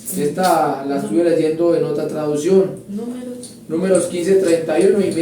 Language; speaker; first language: Spanish; native; Spanish